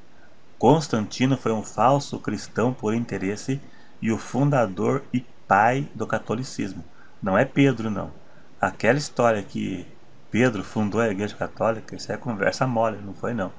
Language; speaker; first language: Portuguese; native; Portuguese